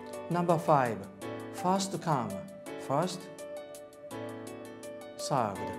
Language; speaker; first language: English; non-native, fluent; Japanese